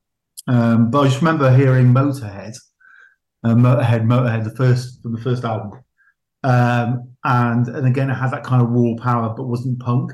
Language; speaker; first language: English; native; English